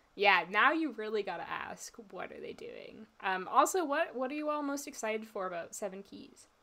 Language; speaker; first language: English; native; English